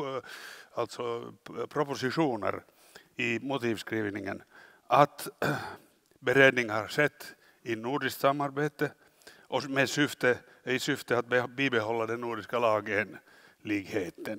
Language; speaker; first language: Swedish; non-native, local second language; Finnish